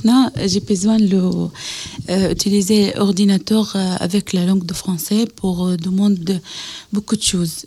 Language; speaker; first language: French; non-native, learner; Arabic